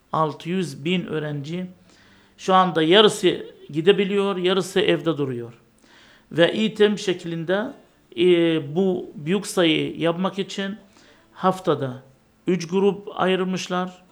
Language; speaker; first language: Turkish; non-native, fluent; Arabic